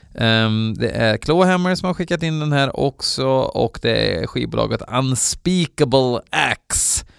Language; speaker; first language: Swedish; native; Swedish